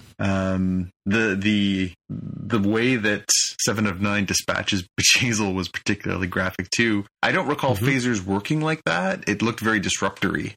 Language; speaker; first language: English; native; English